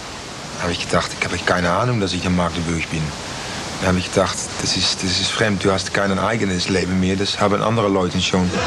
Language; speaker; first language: German; non-native, fluent; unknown